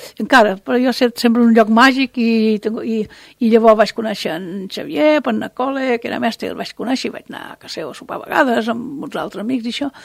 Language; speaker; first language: Catalan; native; Catalan